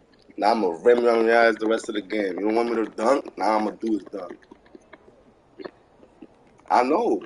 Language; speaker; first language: English; native; English